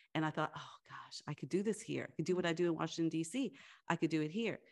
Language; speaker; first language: English; early bilingual, other home language; Spanish